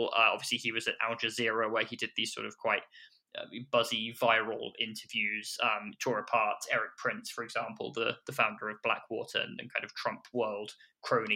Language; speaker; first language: English; native; English